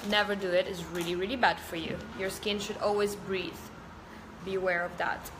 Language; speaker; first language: English; non-native, fluent; Russian